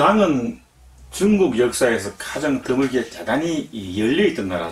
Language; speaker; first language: Korean; native; Korean